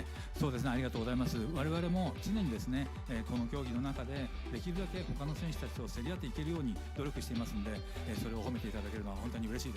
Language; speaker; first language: Japanese; native; Japanese